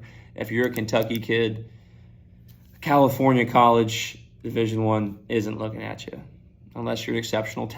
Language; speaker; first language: English; native; English